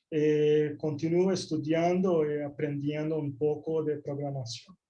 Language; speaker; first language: Spanish; non-native, fluent; Portuguese